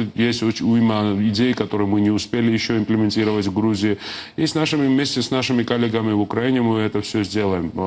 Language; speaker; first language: Russian; non-native, local second language; Georgian